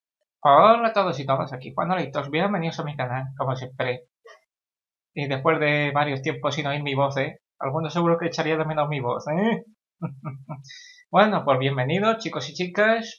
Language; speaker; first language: Spanish; native; Spanish